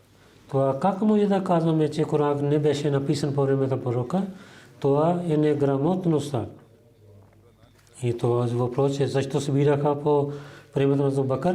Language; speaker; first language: Bulgarian; non-native, learner; Urdu